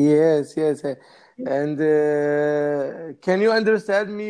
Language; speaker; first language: English; non-native, learner; Arabic